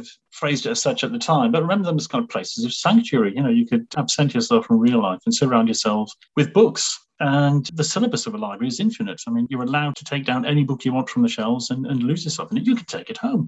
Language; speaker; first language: English; native; English